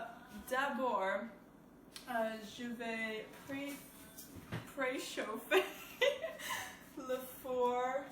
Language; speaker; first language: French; non-native, learner; English